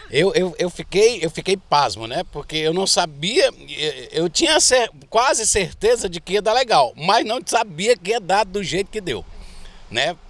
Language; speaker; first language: Portuguese; native; Portuguese